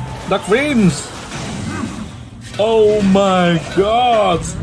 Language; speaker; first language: English; non-native, learner; Vietnamese